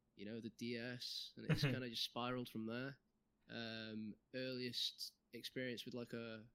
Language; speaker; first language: English; native; English